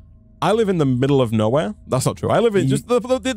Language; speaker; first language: English; native; English